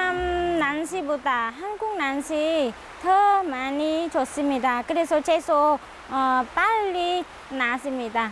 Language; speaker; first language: Korean; non-native, learner; Vietnamese